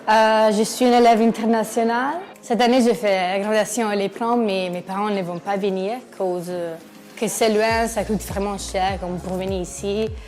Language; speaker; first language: French; non-native, learner; Italian